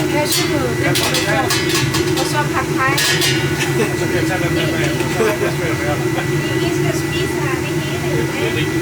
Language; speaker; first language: Danish; non-native, learner; Thai